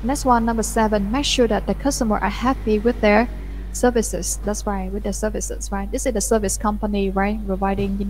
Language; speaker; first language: English; non-native, fluent; Vietnamese